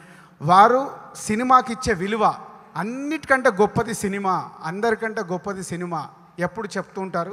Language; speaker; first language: Telugu; native; Telugu